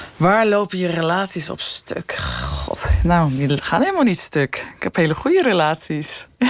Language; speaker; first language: Dutch; early bilingual, other home language; Persian